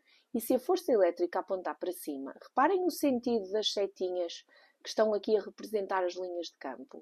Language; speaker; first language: Portuguese; native; Portuguese